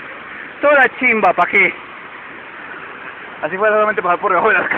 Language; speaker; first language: Spanish; native; Spanish